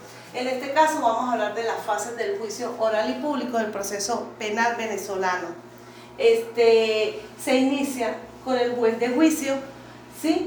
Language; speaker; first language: Spanish; native; Spanish